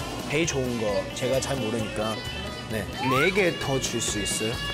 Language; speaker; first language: Korean; non-native, fluent; Cantonese